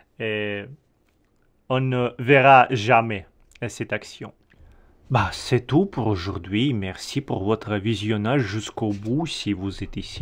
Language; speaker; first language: French; non-native, learner; Russian